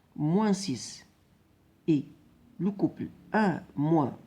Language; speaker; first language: French; non-native, local second language; Arabic